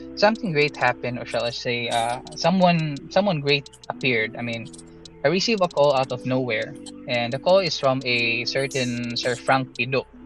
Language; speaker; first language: English; non-native, local second language; Cebuano